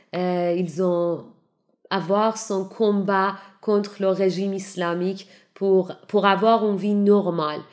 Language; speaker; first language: French; non-native, learner; Persian